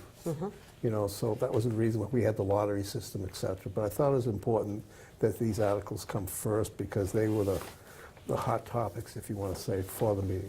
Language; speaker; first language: English; native; English